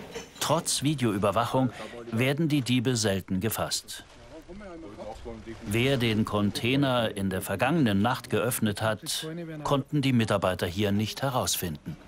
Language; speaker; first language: German; native; German